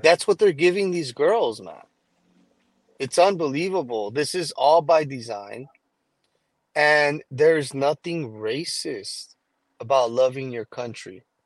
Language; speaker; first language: English; early bilingual, other home language; Spanish